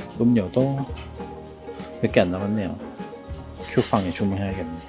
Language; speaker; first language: Korean; native; Korean